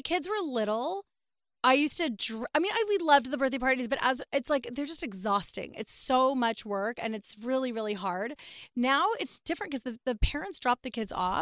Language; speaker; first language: English; native; English